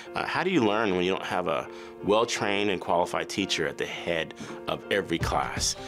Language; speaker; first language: English; native; English